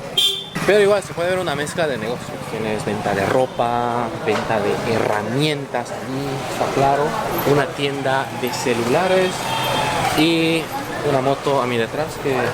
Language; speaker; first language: Spanish; native; Spanish